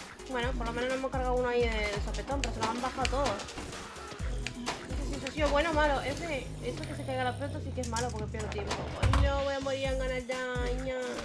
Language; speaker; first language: Spanish; native; Spanish